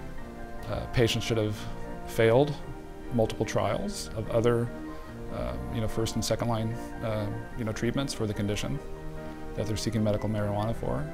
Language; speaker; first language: English; native; English